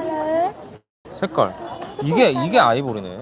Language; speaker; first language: Korean; native; Korean